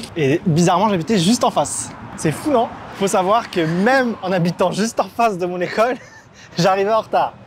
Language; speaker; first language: French; early bilingual, other home language; Arabic